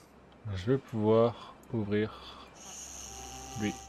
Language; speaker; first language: French; native; French